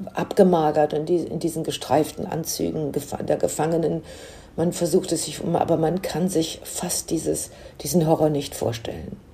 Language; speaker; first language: German; native; German